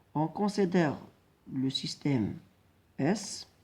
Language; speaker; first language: French; non-native, local second language; Arabic